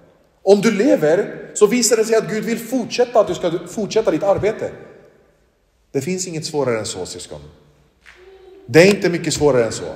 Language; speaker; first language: Swedish; non-native, local second language; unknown